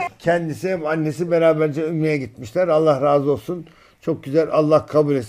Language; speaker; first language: Turkish; native; Turkish